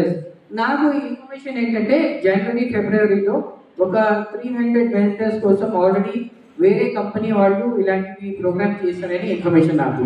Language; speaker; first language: Telugu; non-native, local second language; Urdu